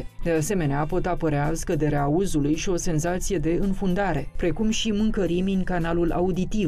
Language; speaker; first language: Romanian; native; Romanian